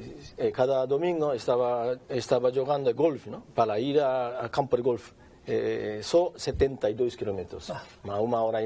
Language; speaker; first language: Portuguese; non-native, learner; Japanese